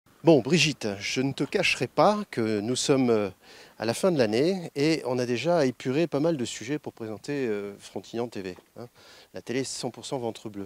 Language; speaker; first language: French; native; French